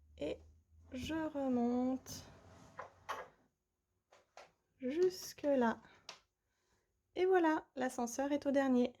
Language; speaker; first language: French; native; French